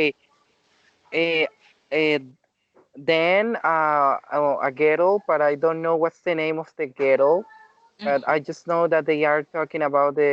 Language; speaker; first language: English; non-native, learner; Spanish